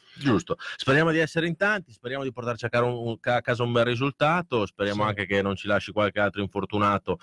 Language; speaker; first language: Italian; native; Italian